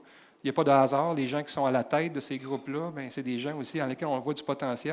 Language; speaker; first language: French; native; French